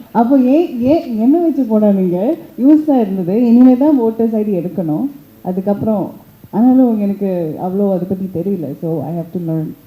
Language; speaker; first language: Tamil; early bilingual, heritage; Tamil